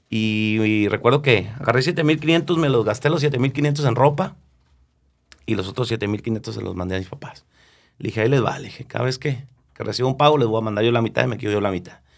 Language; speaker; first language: Spanish; native; Spanish